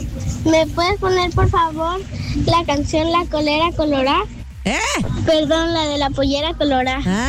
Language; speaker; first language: Spanish; native; Spanish